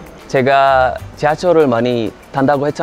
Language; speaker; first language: Korean; non-native, fluent; Indonesian